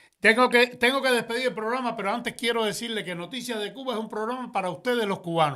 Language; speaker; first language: Spanish; native; Spanish